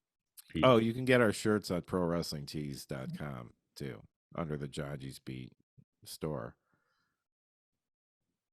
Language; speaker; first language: English; native; English